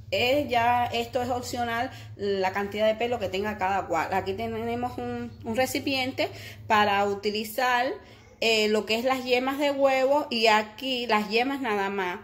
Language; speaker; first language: Spanish; native; Spanish